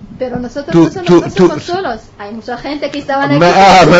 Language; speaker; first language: Spanish; non-native, learner; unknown